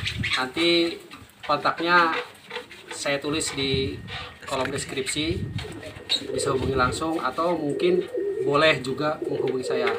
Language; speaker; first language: Indonesian; native; Indonesian